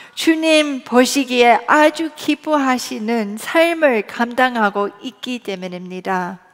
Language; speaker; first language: Korean; early bilingual, other home language; English